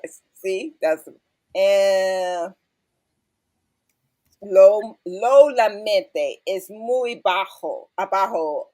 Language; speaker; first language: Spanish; non-native, learner; English